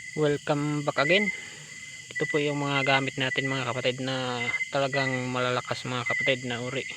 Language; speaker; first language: Filipino; non-native, local second language; Cebuano